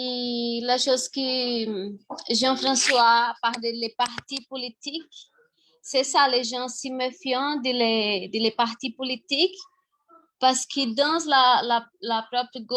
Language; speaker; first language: French; non-native, fluent; Portuguese